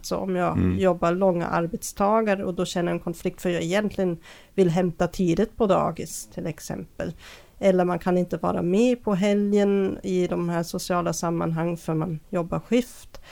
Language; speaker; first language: Swedish; non-native, fluent; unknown